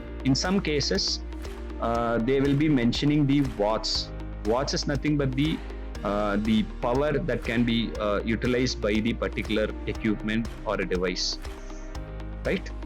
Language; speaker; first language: English; non-native, local second language; Tamil